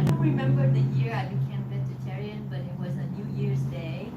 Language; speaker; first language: English; non-native, learner; Vietnamese